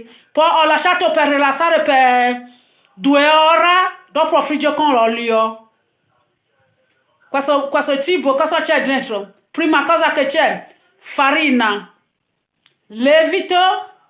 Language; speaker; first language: Italian; non-native, learner; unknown